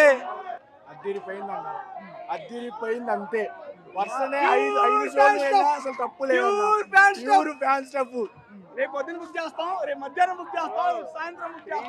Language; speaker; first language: Telugu; native; Telugu